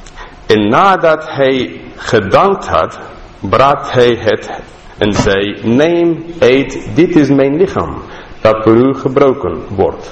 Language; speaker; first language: Dutch; non-native, fluent; English